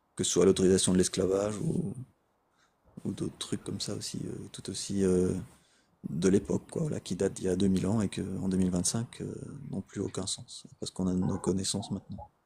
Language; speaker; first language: French; native; French